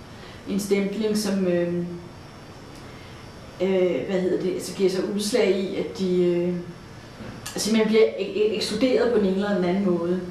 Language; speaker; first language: Danish; native; Danish